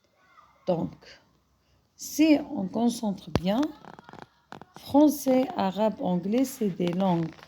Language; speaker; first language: French; non-native, fluent; Arabic